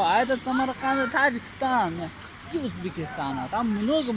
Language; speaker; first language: Russian; non-native, learner; Chinese